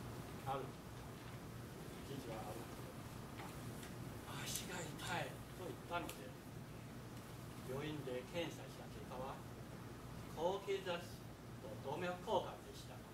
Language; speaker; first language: Japanese; non-native, fluent; Chinese